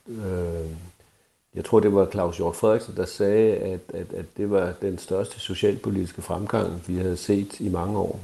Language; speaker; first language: Danish; native; Danish